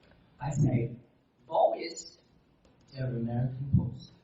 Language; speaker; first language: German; non-native, learner; English